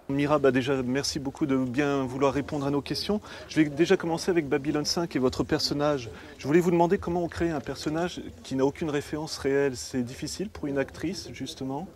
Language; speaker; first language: French; native; French